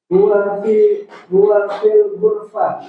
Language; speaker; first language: Arabic; non-native, learner; Indonesian